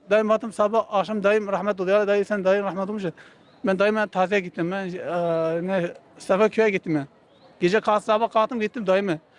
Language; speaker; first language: Turkish; non-native, local second language; Kurdish